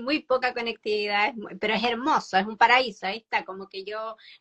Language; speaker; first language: Spanish; native; Spanish